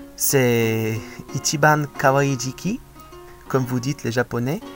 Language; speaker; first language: French; native; French